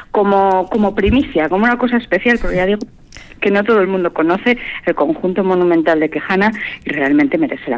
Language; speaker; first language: Spanish; native; Spanish